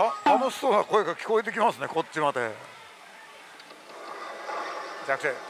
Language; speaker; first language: Japanese; native; Japanese